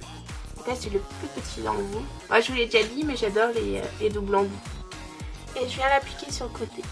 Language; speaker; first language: French; native; French